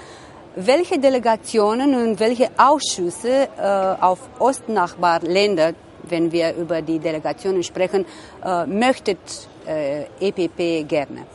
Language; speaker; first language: German; non-native, fluent; Romanian